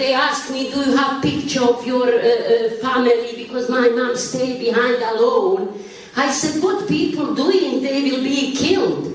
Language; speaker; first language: English; non-native, learner; Bosnian